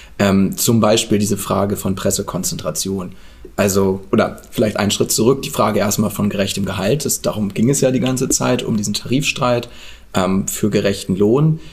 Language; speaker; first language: German; native; German